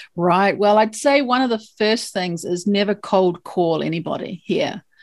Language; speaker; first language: English; native; English